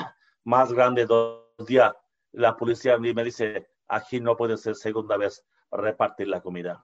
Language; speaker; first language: Spanish; non-native, learner; Bangla